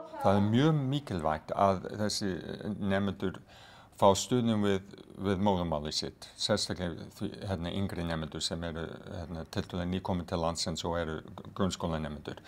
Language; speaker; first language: Icelandic; non-native, fluent; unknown